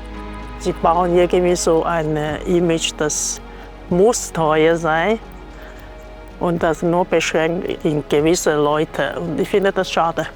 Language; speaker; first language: German; non-native, learner; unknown